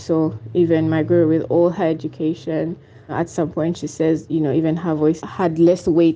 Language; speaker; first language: English; non-native, local second language; Ganda